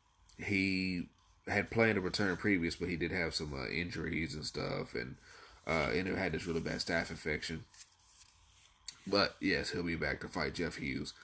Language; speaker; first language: English; native; English